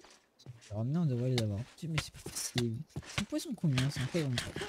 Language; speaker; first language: French; native; French